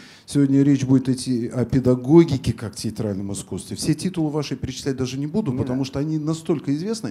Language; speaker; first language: Russian; native; Russian